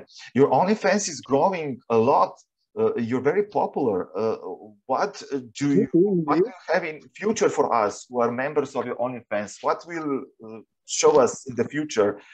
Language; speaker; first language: English; non-native, fluent; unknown